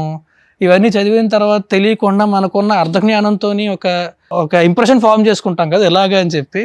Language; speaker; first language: Telugu; native; Telugu